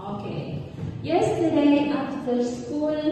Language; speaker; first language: English; non-native, learner; Indonesian